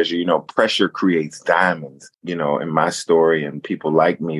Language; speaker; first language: English; native; English